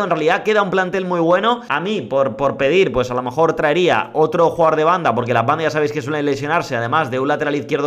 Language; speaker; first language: Spanish; native; Spanish